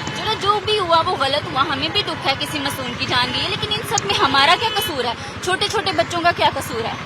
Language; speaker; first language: Urdu; native; Urdu